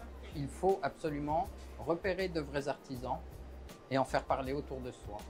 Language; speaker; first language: French; native; French